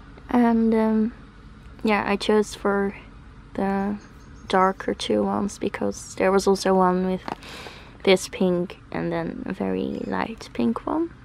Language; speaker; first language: English; non-native, fluent; Dutch